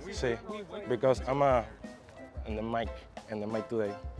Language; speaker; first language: English; non-native, learner; Spanish